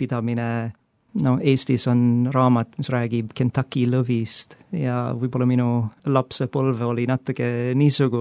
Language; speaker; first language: Estonian; non-native, fluent; English